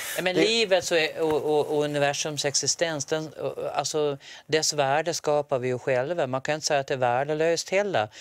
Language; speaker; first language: Swedish; native; Swedish